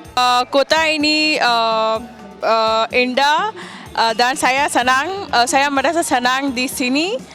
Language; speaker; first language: Indonesian; non-native, learner; Japanese